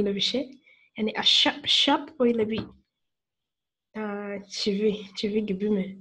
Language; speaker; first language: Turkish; non-native, fluent; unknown